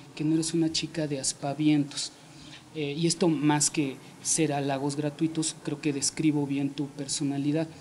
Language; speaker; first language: Spanish; native; Spanish